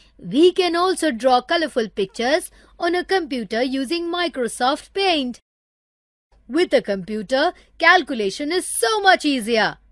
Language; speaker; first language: English; non-native, local second language; Urdu